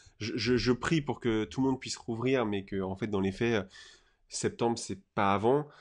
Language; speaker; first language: French; native; French